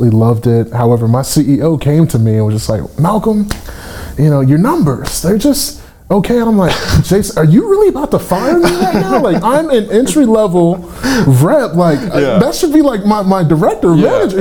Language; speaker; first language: English; native; English